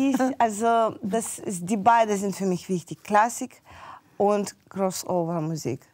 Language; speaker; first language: German; non-native, fluent; Russian